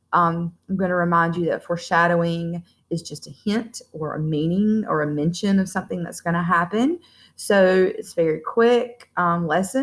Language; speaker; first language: English; native; English